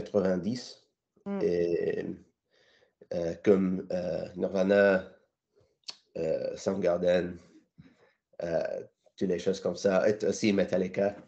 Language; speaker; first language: French; non-native, learner; English